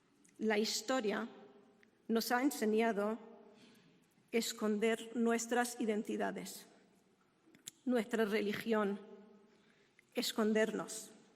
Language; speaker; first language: Spanish; non-native, fluent; Hebrew